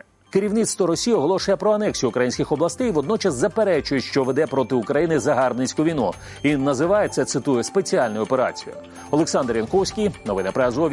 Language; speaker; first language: Ukrainian; native; Ukrainian